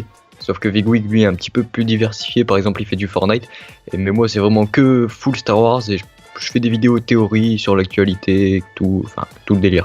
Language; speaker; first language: French; native; French